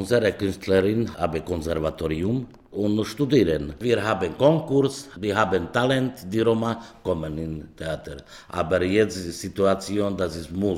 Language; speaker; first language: German; non-native, learner; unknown